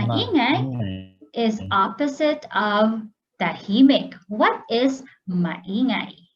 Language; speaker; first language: English; non-native, local second language; Filipino